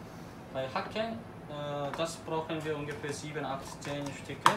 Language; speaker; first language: German; non-native, learner; Korean